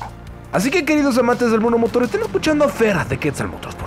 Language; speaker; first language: Spanish; native; Spanish